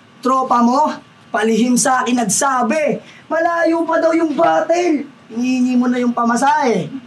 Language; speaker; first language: Filipino; native; Filipino